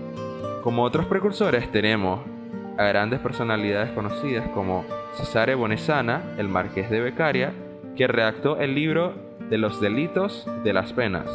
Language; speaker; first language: Spanish; native; Spanish